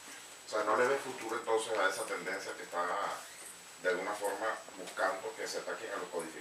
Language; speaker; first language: Spanish; native; Spanish